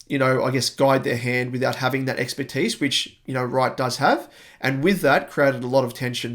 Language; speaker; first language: English; native; English